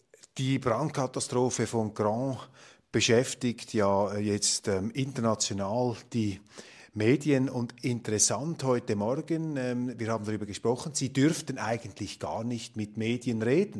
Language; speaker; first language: German; native; German